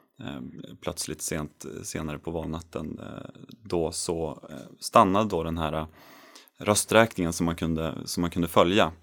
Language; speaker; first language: Swedish; native; Swedish